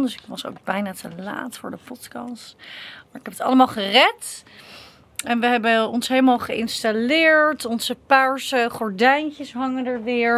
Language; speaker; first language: Dutch; native; Dutch